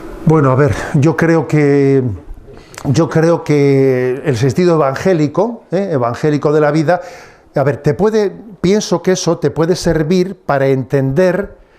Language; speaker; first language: Spanish; native; Spanish